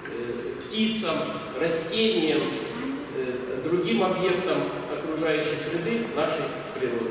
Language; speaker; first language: Russian; native; Russian